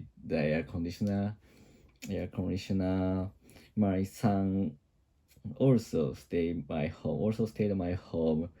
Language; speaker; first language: English; non-native, learner; Japanese